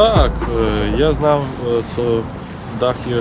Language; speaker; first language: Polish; non-native, learner; Russian